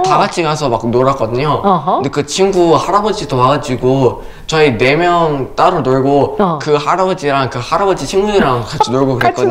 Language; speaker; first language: Korean; early bilingual, other home language; English